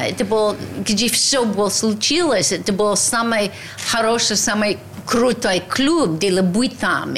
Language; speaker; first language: Russian; non-native, learner; English